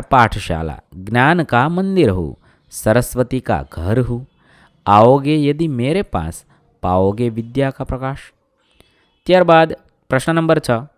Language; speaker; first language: Hindi; non-native, local second language; Gujarati